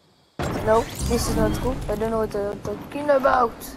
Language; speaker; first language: English; non-native, learner; French